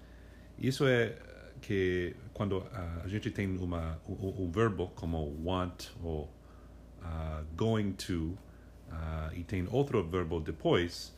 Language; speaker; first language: Portuguese; non-native, fluent; English